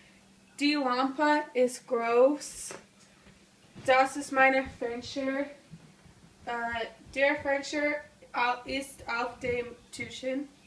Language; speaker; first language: German; non-native, learner; English